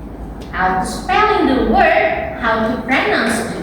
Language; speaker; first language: English; non-native, learner; Indonesian